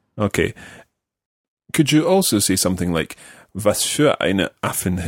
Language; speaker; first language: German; non-native, learner; English